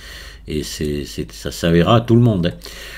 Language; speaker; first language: French; native; French